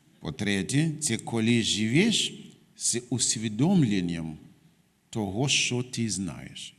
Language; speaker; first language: Ukrainian; non-native, fluent; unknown